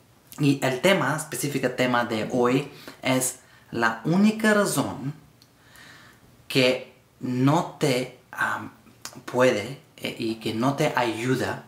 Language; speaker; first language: Spanish; non-native, learner; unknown